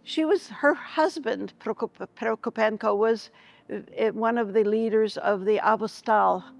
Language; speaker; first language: English; early bilingual, other home language; Ukrainian